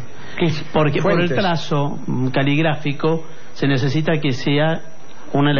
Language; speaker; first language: Spanish; native; Spanish